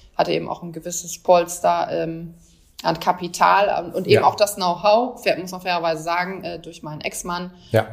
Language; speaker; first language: German; native; German